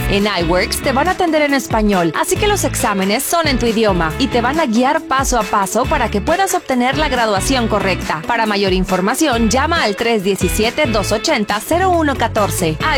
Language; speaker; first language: Spanish; native; Spanish